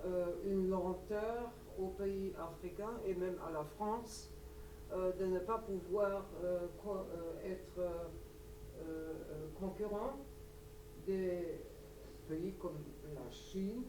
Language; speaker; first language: French; non-native, local second language; Luxembourgish